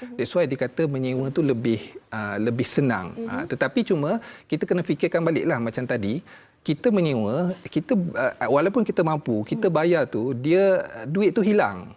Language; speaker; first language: Malay; native; Malay